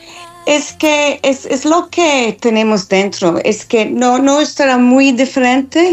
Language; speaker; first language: Spanish; non-native, fluent; English